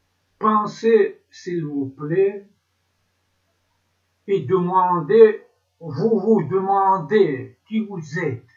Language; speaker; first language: French; non-native, learner; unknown